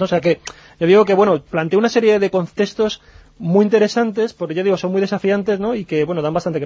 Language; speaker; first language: Spanish; native; Spanish